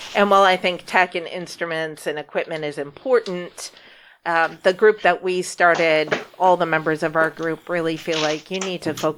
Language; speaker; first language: English; native; English